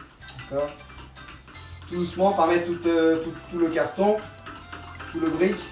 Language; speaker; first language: French; non-native, learner; Spanish